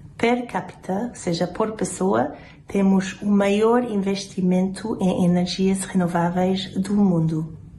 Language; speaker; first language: Portuguese; non-native, fluent; English